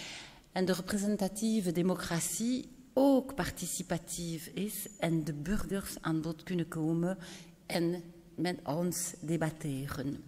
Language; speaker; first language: Dutch; non-native, local second language; French